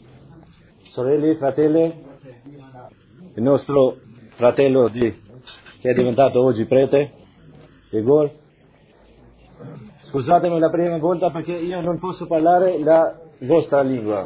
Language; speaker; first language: Italian; non-native, fluent; Albanian